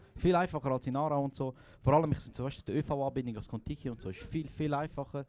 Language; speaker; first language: German; early bilingual, other home language; Croatian